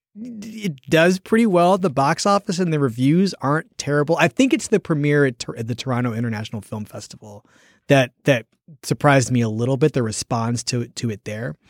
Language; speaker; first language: English; native; English